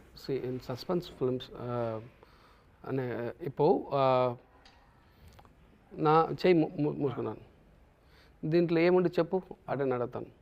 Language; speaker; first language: Telugu; non-native, learner; Tamil